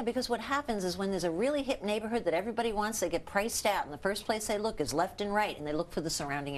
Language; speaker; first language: English; native; English